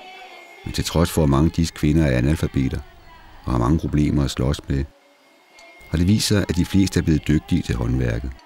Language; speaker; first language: Danish; native; Danish